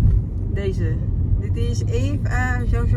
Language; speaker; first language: Dutch; non-native, learner; Cebuano